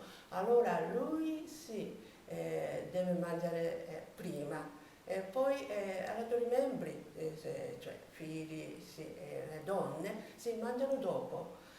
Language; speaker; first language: Italian; non-native, learner; Japanese